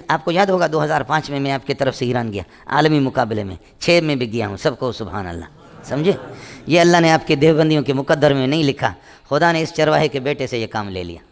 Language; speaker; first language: Urdu; non-native, local second language; Brahui